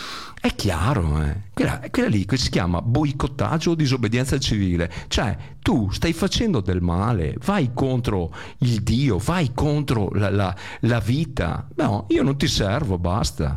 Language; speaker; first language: Italian; native; Italian